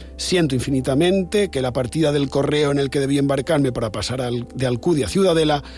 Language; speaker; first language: Spanish; non-native, local second language; Catalan